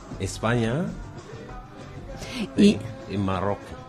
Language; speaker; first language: Spanish; non-native, learner; Bambara